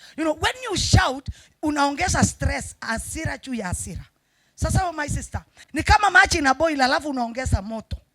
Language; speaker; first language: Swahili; non-native, local second language; Kalenjin